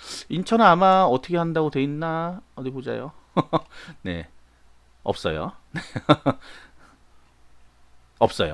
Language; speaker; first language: Korean; native; Korean